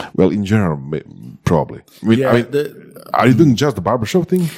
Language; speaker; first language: English; non-native, fluent; Croatian